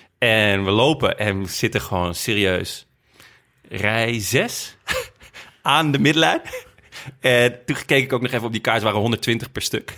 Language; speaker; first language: Dutch; native; Dutch